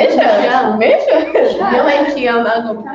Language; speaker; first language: Irish; non-native, local second language; English